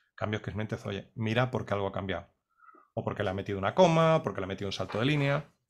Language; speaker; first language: Spanish; native; Spanish